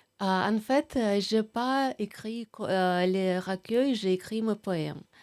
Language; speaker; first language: French; non-native, fluent; Russian